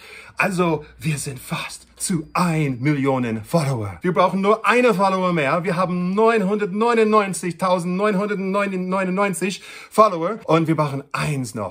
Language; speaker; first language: German; non-native, learner; English